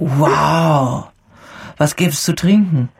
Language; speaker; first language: German; native; German